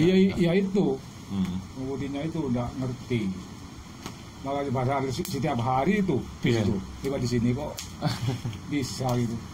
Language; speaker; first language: Indonesian; non-native, local second language; Javanese